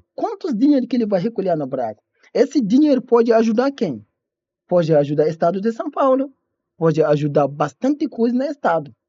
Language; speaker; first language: Portuguese; non-native, learner; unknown